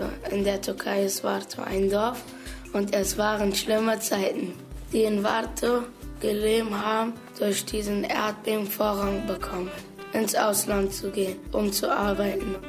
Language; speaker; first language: German; early bilingual, other home language; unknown